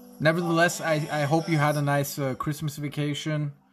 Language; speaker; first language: English; non-native, fluent; German